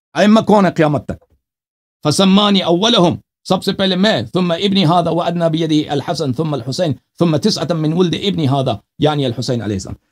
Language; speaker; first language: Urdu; non-native, fluent; Persian